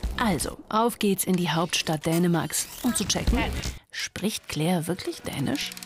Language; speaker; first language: German; native; German